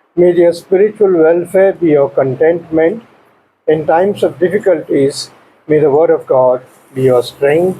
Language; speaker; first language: English; non-native, local second language; Kannada